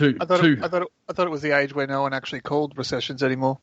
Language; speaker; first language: English; native; English